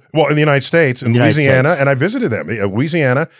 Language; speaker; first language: English; native; English